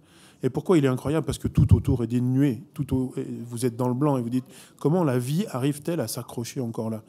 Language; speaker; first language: French; native; French